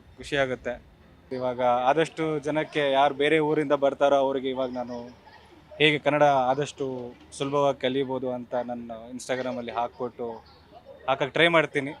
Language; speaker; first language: Kannada; non-native, fluent; Odia